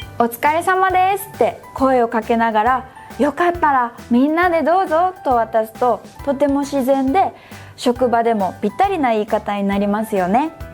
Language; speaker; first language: Japanese; native; Japanese